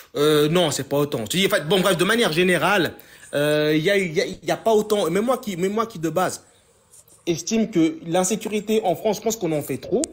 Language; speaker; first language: French; native; French